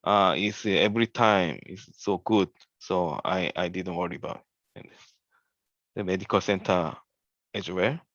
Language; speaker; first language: English; non-native, learner; Korean